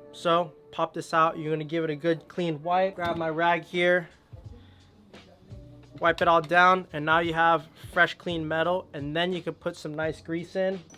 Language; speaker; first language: English; native; English